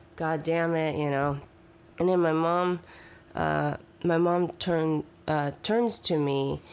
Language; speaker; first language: English; early bilingual, other home language; Chinese